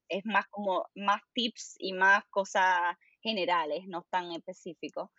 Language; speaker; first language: Spanish; native; Spanish